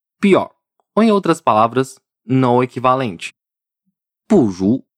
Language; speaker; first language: Portuguese; non-native, fluent; Chinese